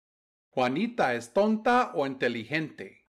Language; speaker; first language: Spanish; non-native, fluent; English